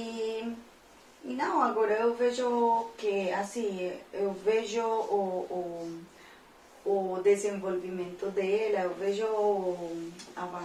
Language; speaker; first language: Portuguese; non-native, fluent; Spanish